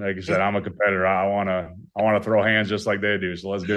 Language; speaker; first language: English; native; English